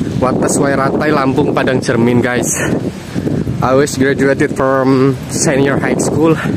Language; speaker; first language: English; non-native, learner; Indonesian